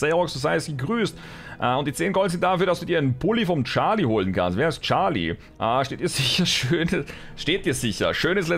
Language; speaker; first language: German; native; German